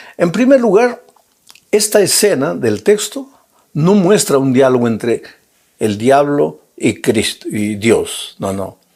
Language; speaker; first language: Spanish; native; Spanish